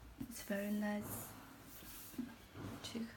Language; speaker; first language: English; non-native, learner; Chinese